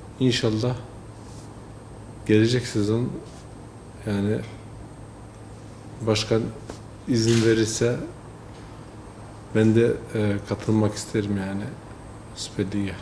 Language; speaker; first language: Turkish; early bilingual, heritage; French